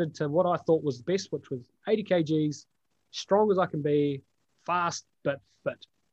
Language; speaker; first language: English; native; English